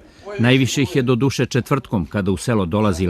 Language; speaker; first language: Serbian; native; Serbian